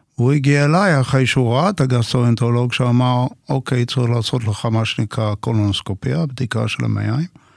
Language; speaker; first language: Hebrew; non-native, fluent; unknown